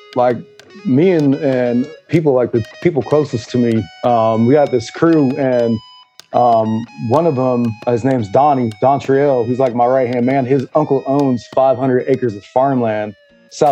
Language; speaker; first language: English; native; English